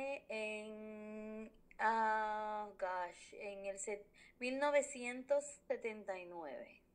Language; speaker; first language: Spanish; early bilingual, heritage; Spanish